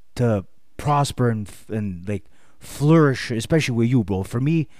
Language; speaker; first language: English; native; English